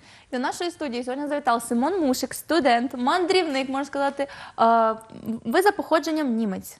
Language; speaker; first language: Ukrainian; native; Ukrainian